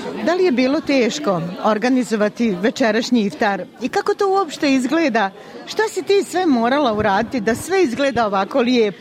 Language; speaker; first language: Serbian; native; Serbian